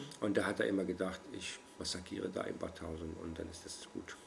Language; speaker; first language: German; non-native, fluent; Arabic